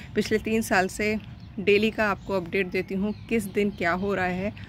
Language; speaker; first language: Hindi; native; Hindi